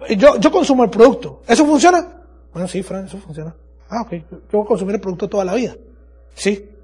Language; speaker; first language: Spanish; native; Spanish